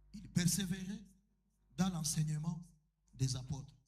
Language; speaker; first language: French; non-native, local second language; Swahili